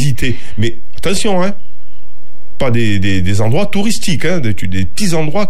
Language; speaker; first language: French; native; French